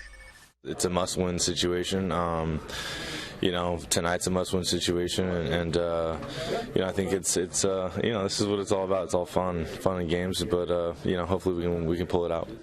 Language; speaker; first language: English; native; English